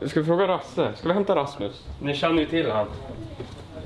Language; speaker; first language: Swedish; native; Swedish